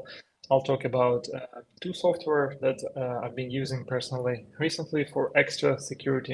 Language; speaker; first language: English; non-native, fluent; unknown